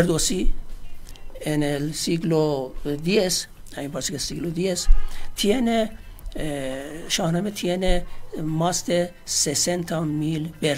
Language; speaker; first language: Spanish; non-native, fluent; Persian